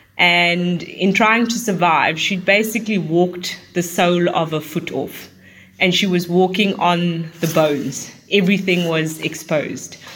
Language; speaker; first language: English; native; English